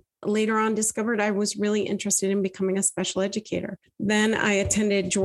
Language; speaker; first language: English; native; English